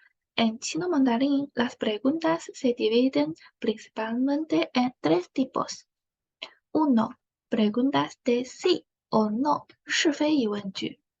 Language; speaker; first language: Spanish; non-native, fluent; Chinese